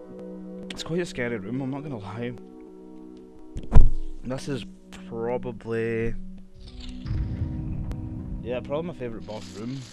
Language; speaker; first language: English; native; English